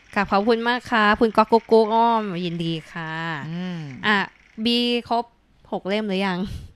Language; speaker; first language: Thai; native; Thai